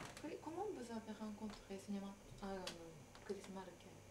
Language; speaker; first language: French; non-native, learner; Japanese